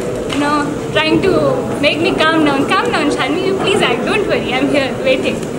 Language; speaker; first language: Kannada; non-native, learner; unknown